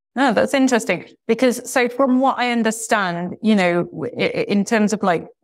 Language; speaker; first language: English; native; English